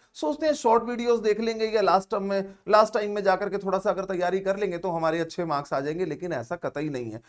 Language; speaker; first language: Hindi; native; Hindi